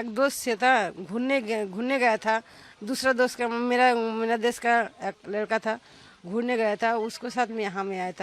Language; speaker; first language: Hindi; non-native, learner; Bangla